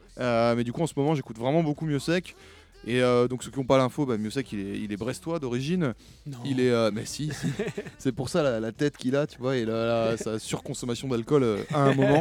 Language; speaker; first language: French; native; French